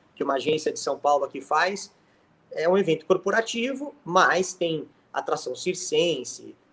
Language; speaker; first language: Portuguese; native; Portuguese